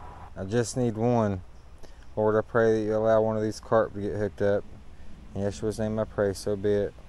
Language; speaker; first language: English; native; English